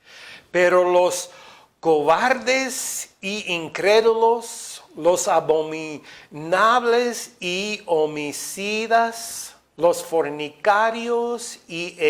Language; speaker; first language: Spanish; non-native, fluent; English